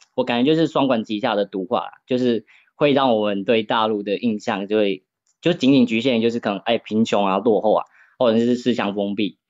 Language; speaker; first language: Chinese; native; Chinese